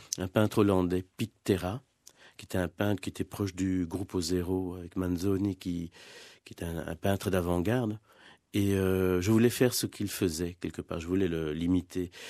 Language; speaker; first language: French; non-native, fluent; Spanish